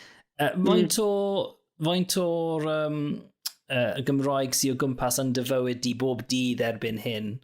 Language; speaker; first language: Welsh; non-native, local second language; English